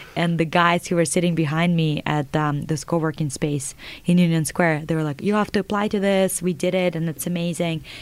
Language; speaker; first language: English; non-native, fluent; Russian